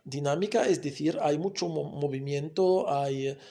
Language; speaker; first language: Spanish; non-native, fluent; Arabic